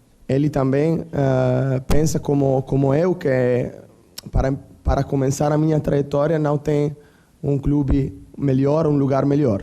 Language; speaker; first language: Portuguese; non-native, learner; Italian